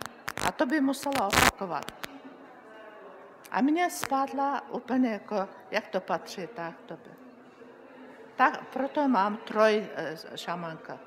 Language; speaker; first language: Czech; non-native, learner; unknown